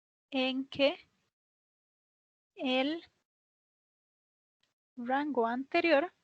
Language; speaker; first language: Spanish; native; Spanish